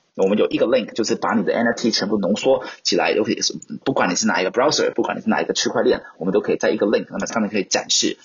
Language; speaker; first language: Chinese; non-native, local second language; Cantonese